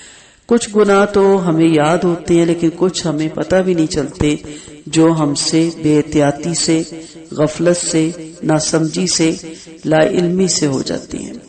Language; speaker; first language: Urdu; native; Urdu